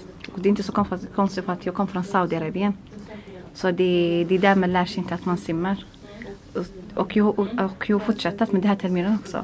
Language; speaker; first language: Swedish; non-native, learner; Arabic